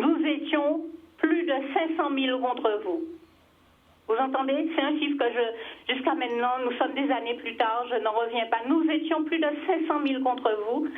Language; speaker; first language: French; native; French